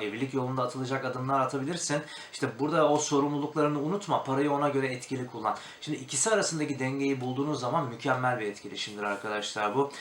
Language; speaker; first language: Turkish; native; Turkish